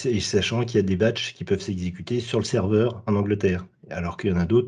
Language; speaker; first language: French; native; French